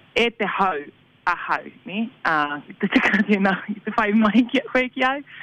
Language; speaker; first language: Māori; non-native, local second language; English